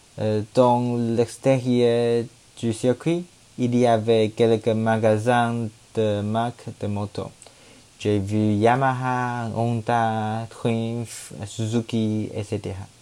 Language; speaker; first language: French; non-native, learner; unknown